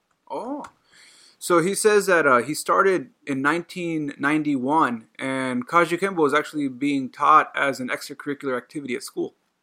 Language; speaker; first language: English; native; English